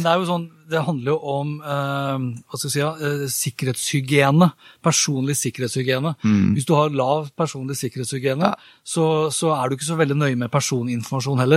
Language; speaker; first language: Norwegian; native; Norwegian